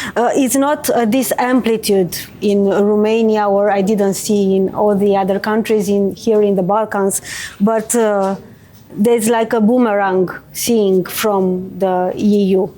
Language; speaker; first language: English; non-native, fluent; Romanian